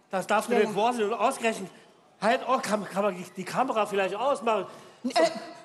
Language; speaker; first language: German; native; German